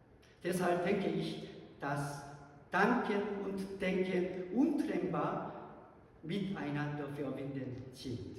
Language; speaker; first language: German; non-native, learner; Korean